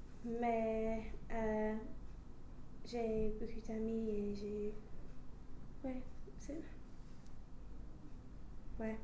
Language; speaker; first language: French; non-native, learner; English